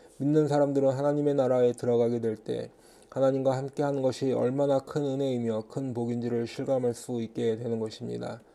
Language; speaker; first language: Korean; native; Korean